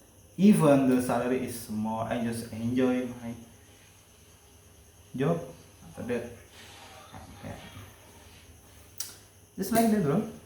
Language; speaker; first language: English; non-native, learner; Indonesian